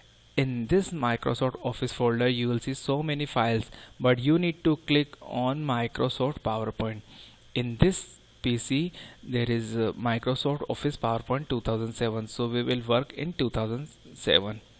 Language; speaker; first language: English; non-native, local second language; Hindi